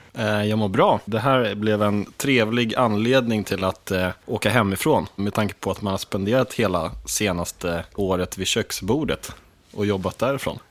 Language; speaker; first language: Swedish; native; Swedish